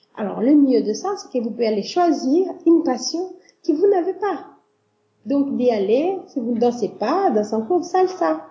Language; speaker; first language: French; non-native, fluent; Portuguese